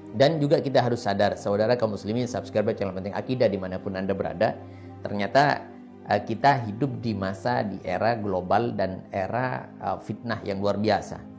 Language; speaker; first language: Indonesian; non-native, local second language; Madurese